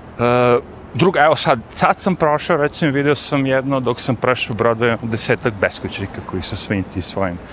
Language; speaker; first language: Bosnian; native; Bosnian